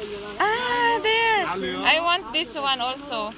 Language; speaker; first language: English; non-native, learner; Filipino